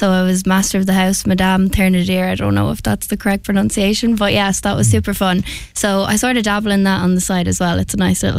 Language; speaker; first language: English; native; English